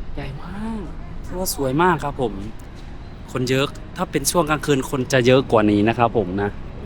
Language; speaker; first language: Thai; native; Thai